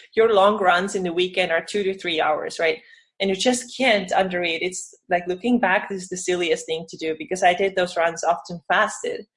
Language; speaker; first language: English; non-native, fluent; Estonian